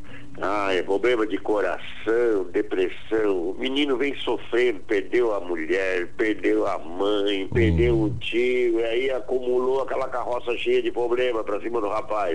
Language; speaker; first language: Portuguese; native; Portuguese